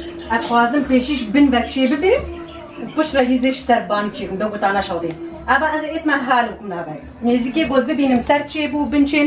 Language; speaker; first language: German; non-native, learner; Kurdish